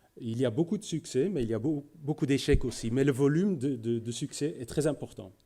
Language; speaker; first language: French; non-native, local second language; Dutch